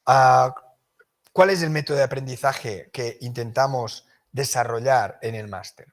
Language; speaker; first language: Spanish; non-native, local second language; Catalan